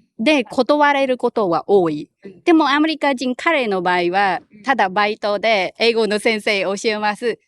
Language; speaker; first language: Japanese; non-native, learner; Khmer